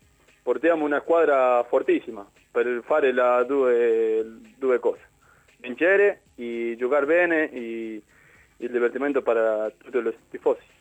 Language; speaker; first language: Italian; non-native, learner; Spanish